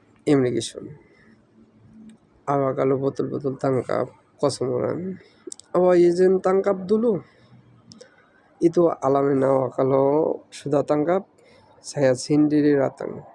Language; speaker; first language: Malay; non-native, learner; Bangla